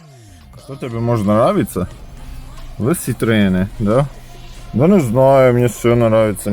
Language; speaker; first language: Russian; non-native, fluent; Serbian